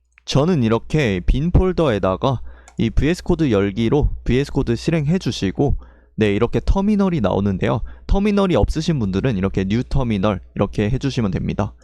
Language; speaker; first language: Korean; native; Korean